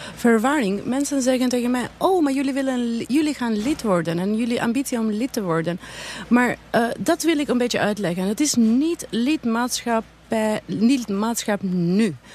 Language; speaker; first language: Dutch; non-native, fluent; Albanian